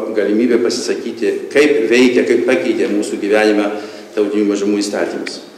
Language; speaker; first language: Lithuanian; native; Lithuanian